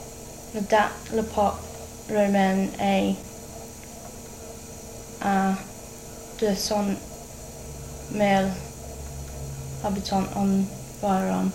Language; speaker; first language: French; non-native, learner; English